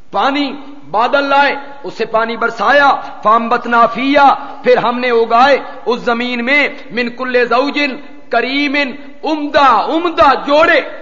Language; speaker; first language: Urdu; non-native, local second language; Punjabi